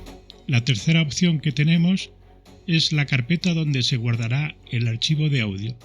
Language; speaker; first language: Spanish; native; Spanish